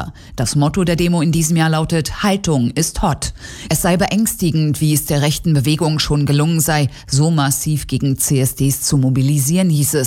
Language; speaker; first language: German; native; German